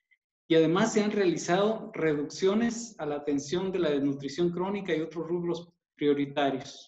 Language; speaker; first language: Spanish; native; Spanish